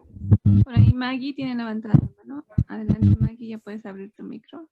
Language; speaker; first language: Spanish; native; Spanish